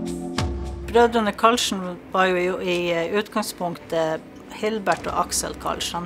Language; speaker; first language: Norwegian; native; Norwegian